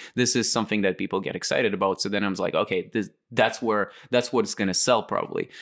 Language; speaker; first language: English; non-native, fluent; Latvian